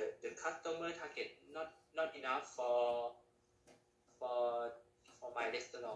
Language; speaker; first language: English; non-native, learner; Thai